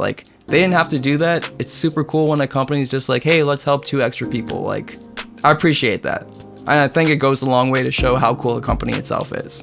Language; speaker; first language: English; native; English